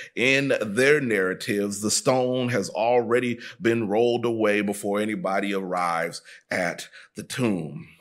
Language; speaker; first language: English; native; English